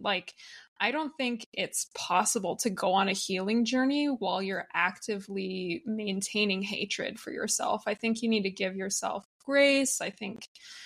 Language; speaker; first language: English; native; English